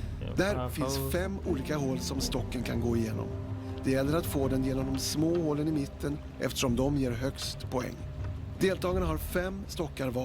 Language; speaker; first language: Swedish; native; Swedish